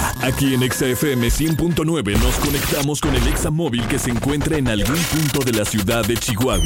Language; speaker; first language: Spanish; native; Spanish